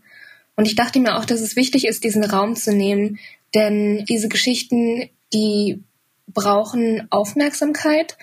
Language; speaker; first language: German; native; German